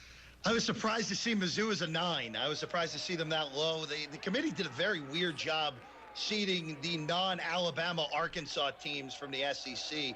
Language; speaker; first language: English; native; English